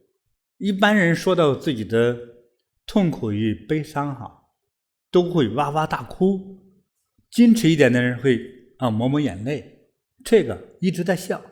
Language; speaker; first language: Chinese; native; Chinese